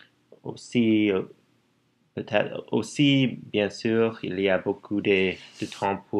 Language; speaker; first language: French; non-native, learner; English